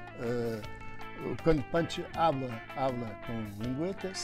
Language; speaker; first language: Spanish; non-native, learner; Portuguese